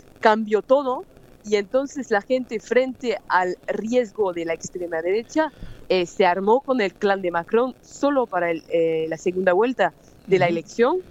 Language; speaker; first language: Spanish; non-native, fluent; French